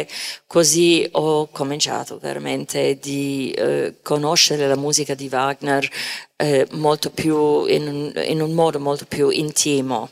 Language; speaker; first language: Italian; non-native, fluent; English